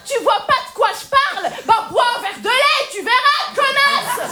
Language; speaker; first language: French; native; French